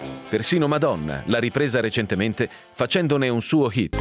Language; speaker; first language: Italian; native; Italian